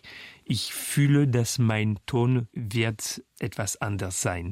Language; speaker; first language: German; non-native, fluent; French